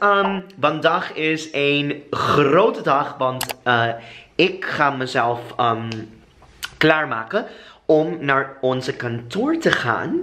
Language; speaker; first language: Dutch; non-native, fluent; English